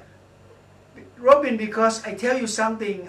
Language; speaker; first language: English; non-native, learner; Thai